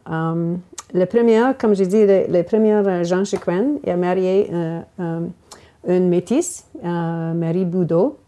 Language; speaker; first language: French; non-native, local second language; English